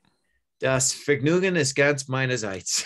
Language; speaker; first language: German; non-native, learner; English